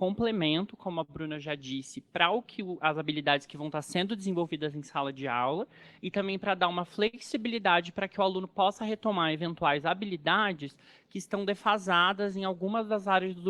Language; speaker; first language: Portuguese; native; Portuguese